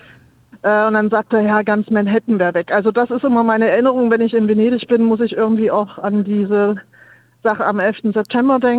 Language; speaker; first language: German; native; German